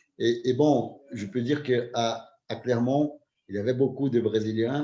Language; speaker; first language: French; non-native, fluent; Portuguese